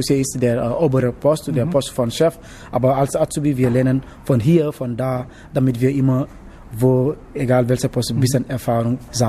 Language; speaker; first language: German; non-native, learner; Wolof